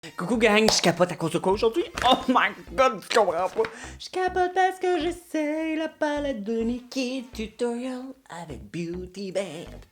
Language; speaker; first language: French; native; French